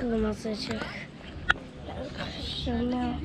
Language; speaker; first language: Turkish; early bilingual, heritage; Turkish